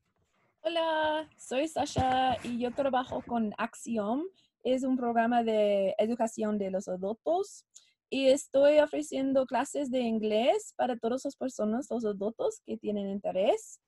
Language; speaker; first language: Spanish; non-native, learner; English